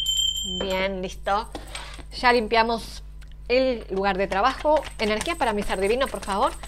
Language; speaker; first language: Spanish; native; Spanish